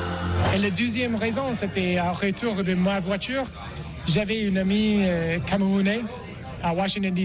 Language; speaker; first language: French; non-native, learner; English